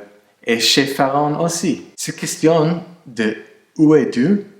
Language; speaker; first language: French; non-native, fluent; English